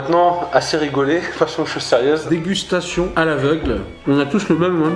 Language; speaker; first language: French; native; French